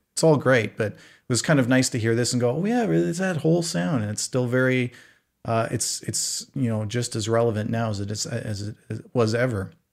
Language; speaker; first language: English; native; English